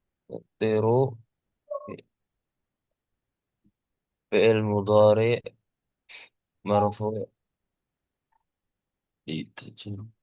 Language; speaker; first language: Arabic; non-native, learner; Indonesian